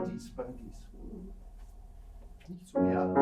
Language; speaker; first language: German; non-native, fluent; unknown